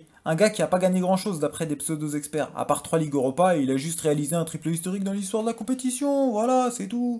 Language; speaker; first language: French; native; French